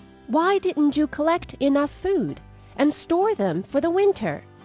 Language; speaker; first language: English; non-native, fluent; Chinese